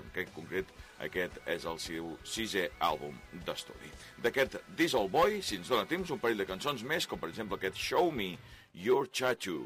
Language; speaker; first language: Catalan; native; Catalan